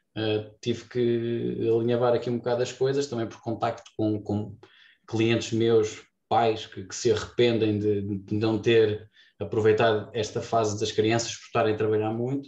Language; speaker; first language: Portuguese; native; Portuguese